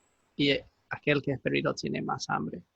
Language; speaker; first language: Spanish; non-native, fluent; English